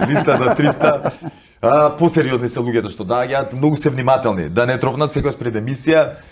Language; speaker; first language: Macedonian; native; Macedonian